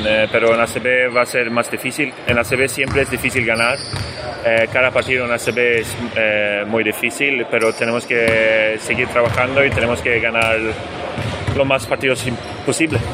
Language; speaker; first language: Spanish; non-native, fluent; Swedish